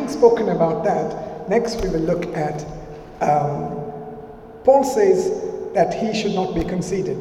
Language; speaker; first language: English; non-native, local second language; Malayalam